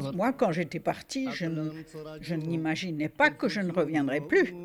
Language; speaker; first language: French; native; French